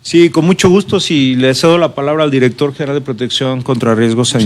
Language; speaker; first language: Spanish; native; Spanish